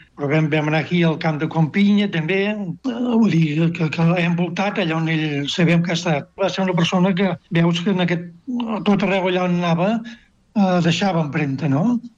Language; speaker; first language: Catalan; native; Catalan